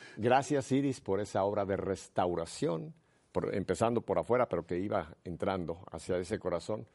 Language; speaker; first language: Spanish; native; Spanish